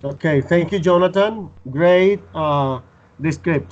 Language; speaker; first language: English; non-native, fluent; Spanish